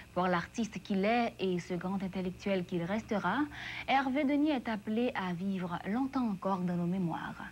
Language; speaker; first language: French; non-native, local second language; Haitian Creole